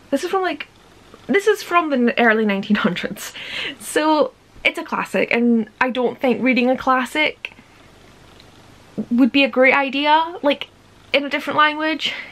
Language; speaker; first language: English; native; English